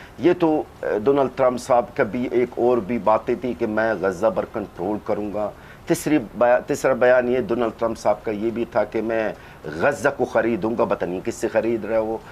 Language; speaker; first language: Urdu; non-native, fluent; Arabic